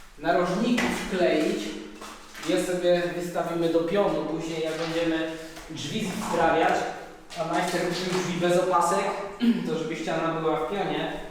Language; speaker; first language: Polish; native; Polish